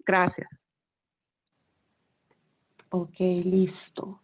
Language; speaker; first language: Spanish; native; Spanish